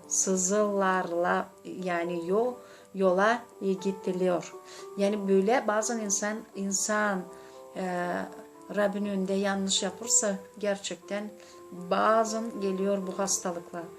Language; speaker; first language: Turkish; non-native, learner; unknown